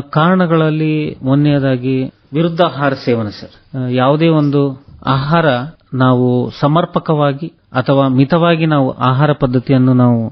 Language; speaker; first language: Kannada; native; Kannada